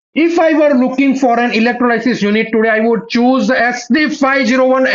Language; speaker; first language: English; non-native, local second language; Gujarati